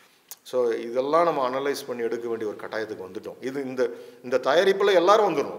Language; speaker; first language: Tamil; native; Tamil